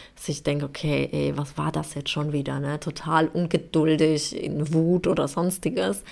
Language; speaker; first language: German; non-native, fluent; Polish